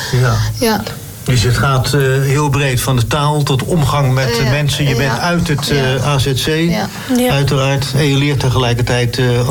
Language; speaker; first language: Dutch; native; Dutch